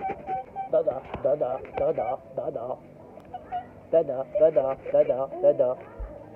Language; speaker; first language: Russian; non-native, local second language; Kazakh